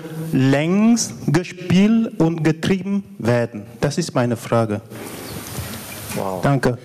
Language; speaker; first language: German; non-native, fluent; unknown